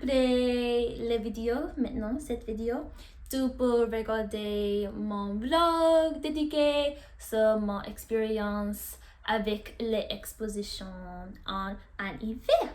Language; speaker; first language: French; non-native, learner; English